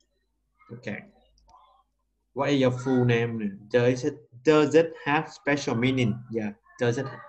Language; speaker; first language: English; non-native, learner; Vietnamese